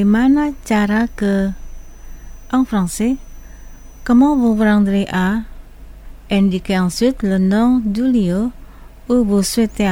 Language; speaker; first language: French; non-native, fluent; Indonesian